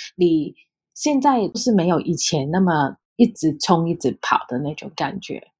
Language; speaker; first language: Chinese; non-native, local second language; Cantonese